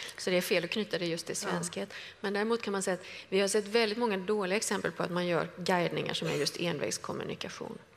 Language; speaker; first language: Swedish; native; Swedish